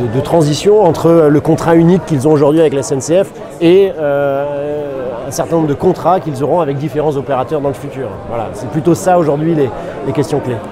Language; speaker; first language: French; native; French